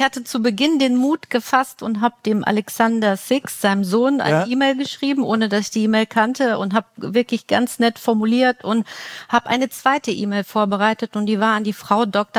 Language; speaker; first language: German; native; German